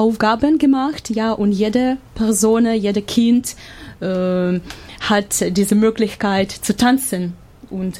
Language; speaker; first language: German; non-native, learner; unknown